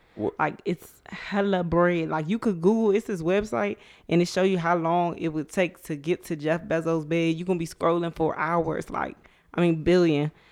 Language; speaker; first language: English; native; English